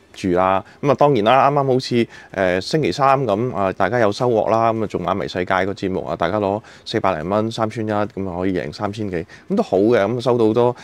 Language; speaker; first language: Chinese; non-native, local second language; Cantonese